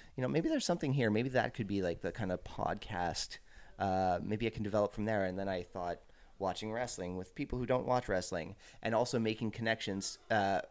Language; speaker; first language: English; native; English